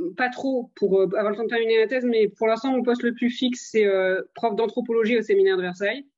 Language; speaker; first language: French; native; French